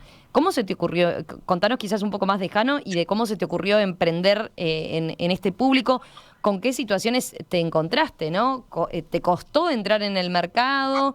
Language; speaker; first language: Spanish; native; Spanish